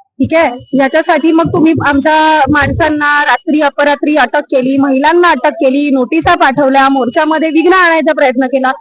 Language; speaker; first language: Marathi; non-native, local second language; Gujarati